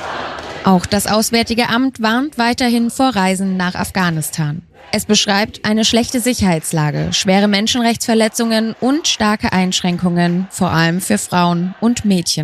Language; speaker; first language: German; native; German